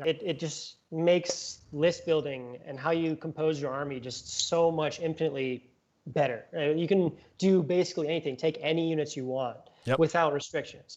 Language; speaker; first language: English; native; English